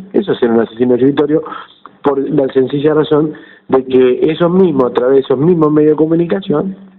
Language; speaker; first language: Spanish; native; Spanish